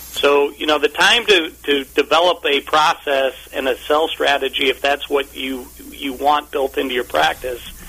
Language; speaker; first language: English; native; English